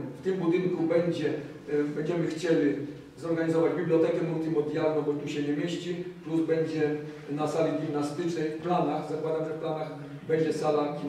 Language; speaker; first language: Polish; native; Polish